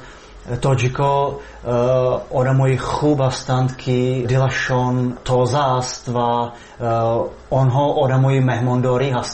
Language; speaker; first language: Persian; non-native, fluent; Czech